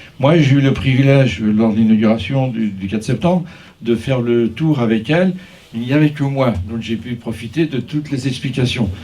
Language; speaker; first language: French; native; French